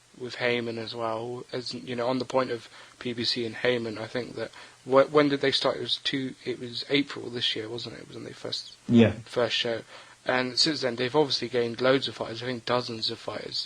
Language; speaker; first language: English; native; English